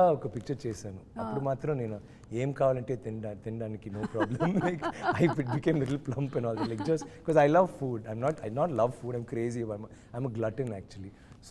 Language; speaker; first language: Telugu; non-native, learner; Tamil